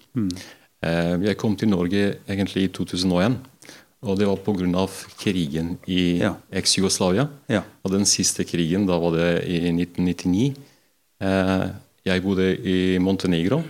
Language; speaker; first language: Norwegian; non-native, fluent; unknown